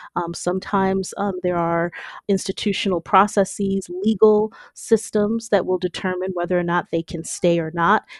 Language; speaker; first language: English; native; English